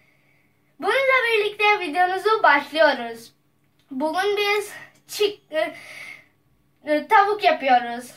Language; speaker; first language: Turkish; non-native, learner; Urdu